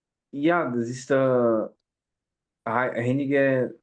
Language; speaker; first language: German; non-native, learner; Portuguese